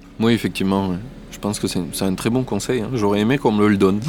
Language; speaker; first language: French; native; French